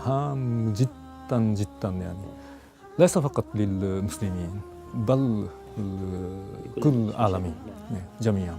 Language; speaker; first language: Arabic; non-native, fluent; Japanese